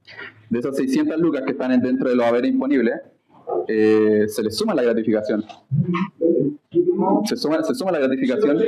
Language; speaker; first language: Spanish; native; Spanish